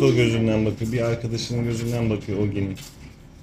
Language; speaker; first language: Turkish; native; Turkish